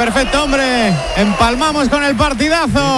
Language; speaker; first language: Spanish; native; Spanish